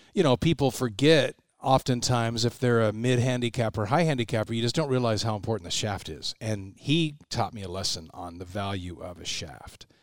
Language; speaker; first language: English; native; English